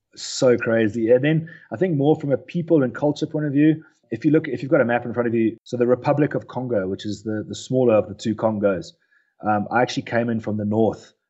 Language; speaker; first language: English; native; English